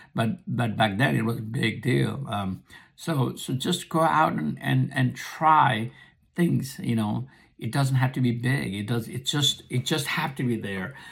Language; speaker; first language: English; non-native, local second language; Nepali